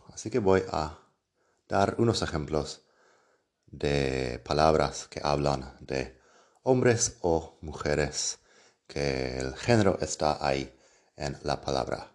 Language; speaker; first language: Spanish; non-native, fluent; English